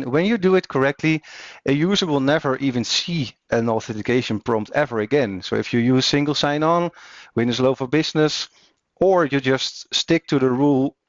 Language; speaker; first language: English; non-native, fluent; Dutch